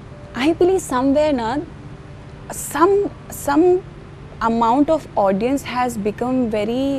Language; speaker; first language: English; non-native, local second language; Hindi